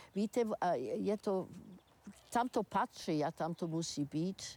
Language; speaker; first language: Czech; non-native, learner; German